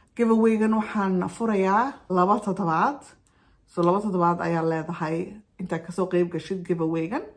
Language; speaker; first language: Somali; early bilingual, heritage; Somali